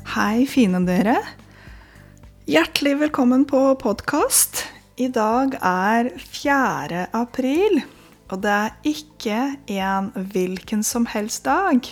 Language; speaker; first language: Norwegian; non-native, fluent; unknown